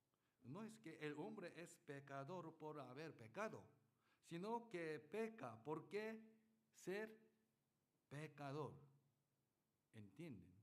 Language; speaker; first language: Spanish; non-native, learner; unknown